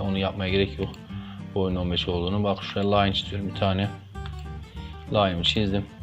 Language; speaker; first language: Turkish; native; Turkish